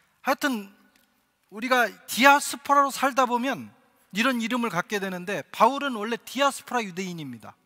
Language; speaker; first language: Korean; native; Korean